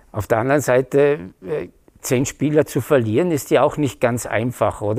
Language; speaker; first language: German; native; German